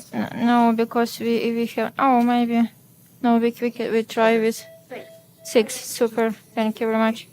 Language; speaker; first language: English; non-native, learner; Ukrainian